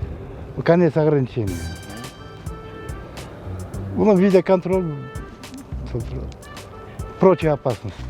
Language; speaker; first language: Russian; non-native, local second language; Kyrgyz